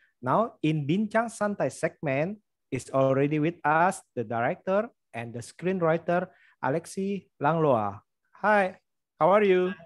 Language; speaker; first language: English; non-native, learner; Indonesian